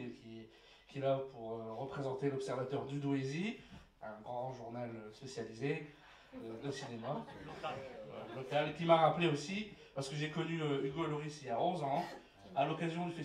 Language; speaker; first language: French; native; French